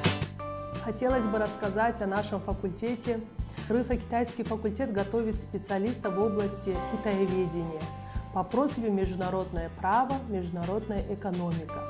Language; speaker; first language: Russian; non-native, local second language; Kyrgyz